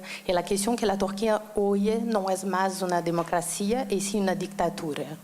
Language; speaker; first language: Spanish; non-native, learner; Portuguese